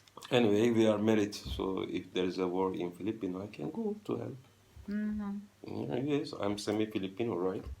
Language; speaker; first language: English; non-native, fluent; Turkish